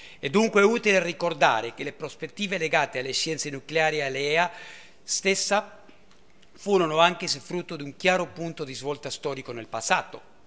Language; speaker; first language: Italian; early bilingual, heritage; Italian